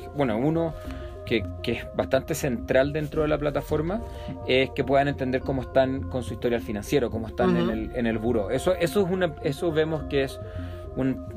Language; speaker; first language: Spanish; native; Spanish